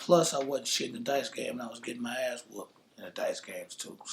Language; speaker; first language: English; native; English